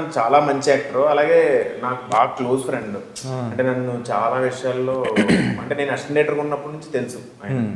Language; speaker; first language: Telugu; native; Telugu